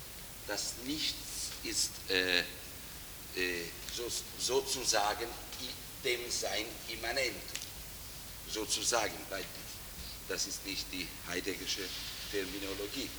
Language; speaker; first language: German; non-native, fluent; Italian